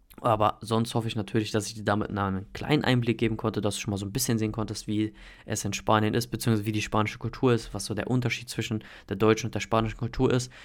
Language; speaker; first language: German; native; German